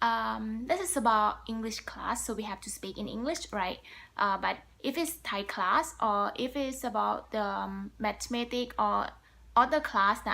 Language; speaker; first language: English; non-native, learner; Thai